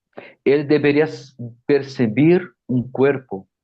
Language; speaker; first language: Spanish; non-native, fluent; Portuguese